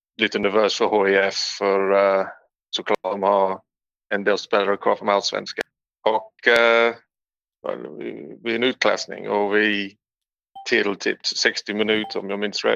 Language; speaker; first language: Swedish; non-native, learner; English